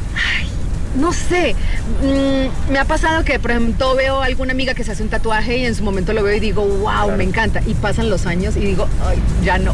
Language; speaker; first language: Spanish; native; Spanish